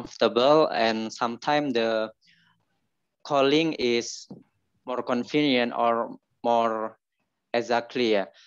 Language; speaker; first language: English; non-native, learner; Indonesian